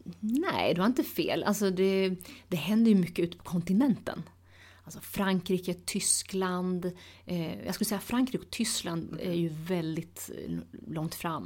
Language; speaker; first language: Swedish; early bilingual, other home language; Tigrinya